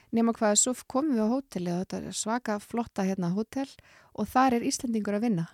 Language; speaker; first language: Icelandic; native; Icelandic